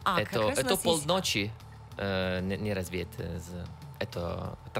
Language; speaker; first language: Russian; non-native, learner; Italian